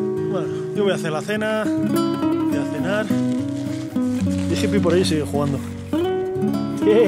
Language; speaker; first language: Spanish; native; Spanish